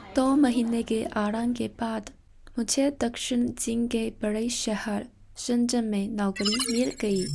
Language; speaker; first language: Hindi; non-native, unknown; Chinese